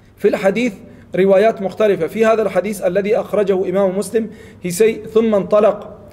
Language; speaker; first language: Arabic; non-native, fluent; Malay